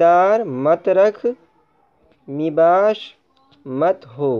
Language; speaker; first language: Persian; non-native, fluent; Urdu